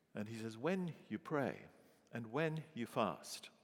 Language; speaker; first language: English; native; English